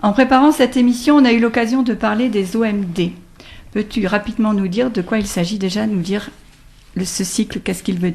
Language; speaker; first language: French; native; French